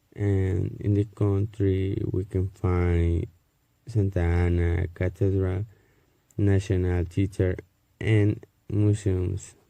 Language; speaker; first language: English; non-native, learner; Spanish